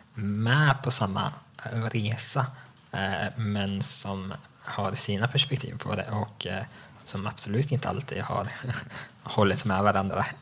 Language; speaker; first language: Swedish; native; Swedish